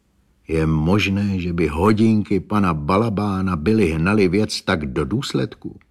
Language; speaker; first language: Czech; native; Czech